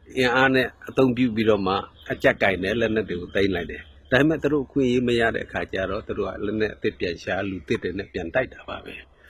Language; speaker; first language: Burmese; non-native, local second language; Mon